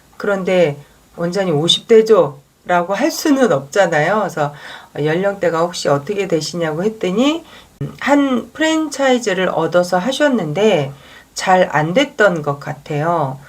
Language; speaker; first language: Korean; native; Korean